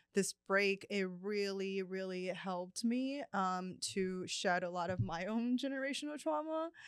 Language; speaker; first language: English; early bilingual, other home language; Chinese